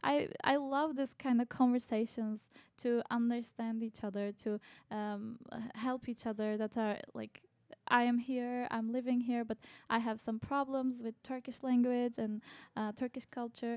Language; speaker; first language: English; non-native, fluent; Turkish